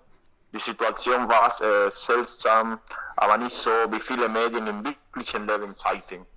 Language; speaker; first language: German; non-native, learner; Spanish